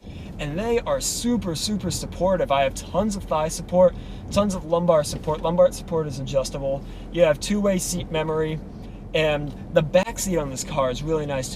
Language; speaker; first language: English; native; English